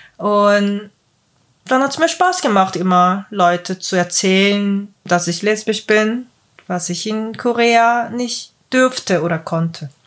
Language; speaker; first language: German; non-native, fluent; Korean